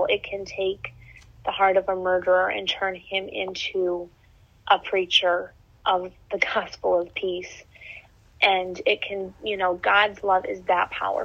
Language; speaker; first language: English; native; English